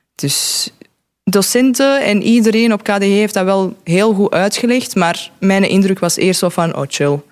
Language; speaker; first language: Dutch; non-native, fluent; Croatian